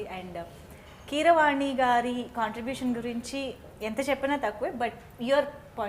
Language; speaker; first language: Telugu; native; Telugu